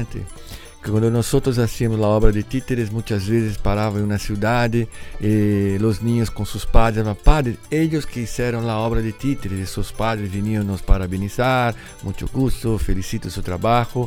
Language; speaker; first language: Spanish; non-native, learner; Portuguese